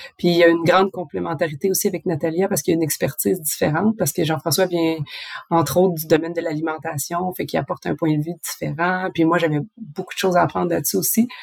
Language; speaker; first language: French; native; French